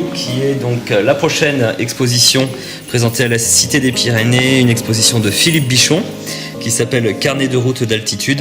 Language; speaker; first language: French; native; French